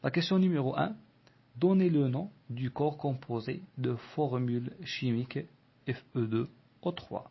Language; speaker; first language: French; non-native, local second language; Arabic